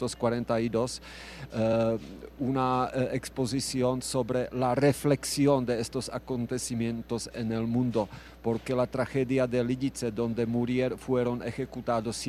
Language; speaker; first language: Spanish; non-native, fluent; Czech